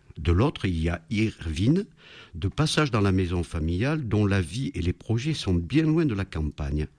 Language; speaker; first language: French; native; French